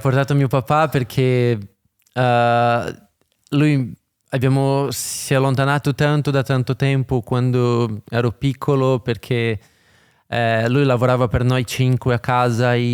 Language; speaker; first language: Italian; non-native, fluent; Portuguese